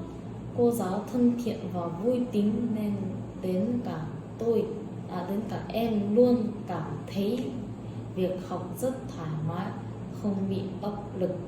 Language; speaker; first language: Vietnamese; non-native, learner; Korean